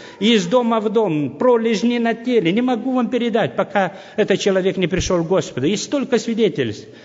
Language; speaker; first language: Russian; non-native, local second language; Romanian